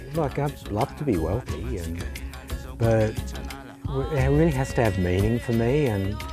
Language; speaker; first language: English; native; English